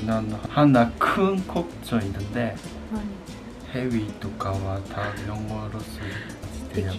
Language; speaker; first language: Korean; non-native, learner; Japanese